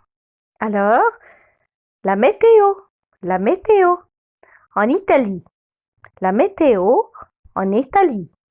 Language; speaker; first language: French; non-native, fluent; Arabic